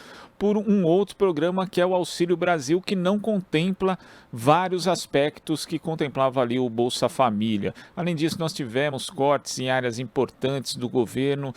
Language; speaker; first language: Portuguese; native; Portuguese